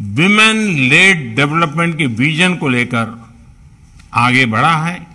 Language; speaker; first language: Hindi; non-native, local second language; Gujarati